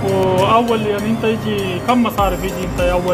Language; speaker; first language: Arabic; non-native, learner; Urdu